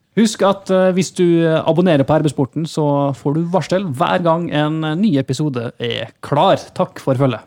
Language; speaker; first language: Norwegian; native; Norwegian